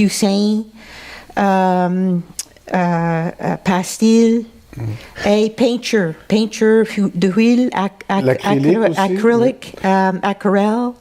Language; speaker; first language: French; non-native, local second language; English